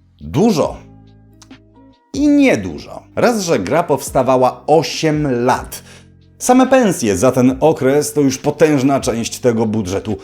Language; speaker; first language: Polish; native; Polish